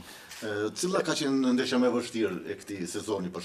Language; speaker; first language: Albanian; native; Albanian